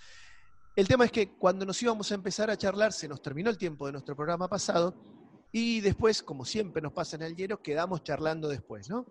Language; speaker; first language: Spanish; native; Spanish